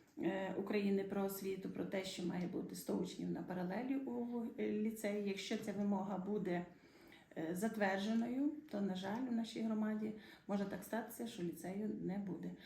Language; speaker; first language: Ukrainian; native; Ukrainian